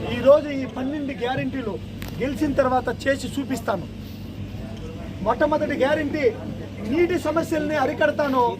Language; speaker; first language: Telugu; native; Telugu